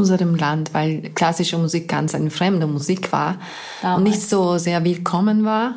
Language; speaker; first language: German; non-native, fluent; Turkish